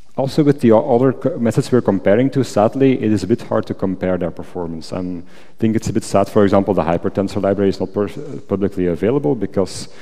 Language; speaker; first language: English; non-native, fluent; Dutch